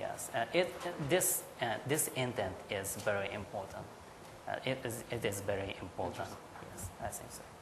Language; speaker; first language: English; non-native, learner; Japanese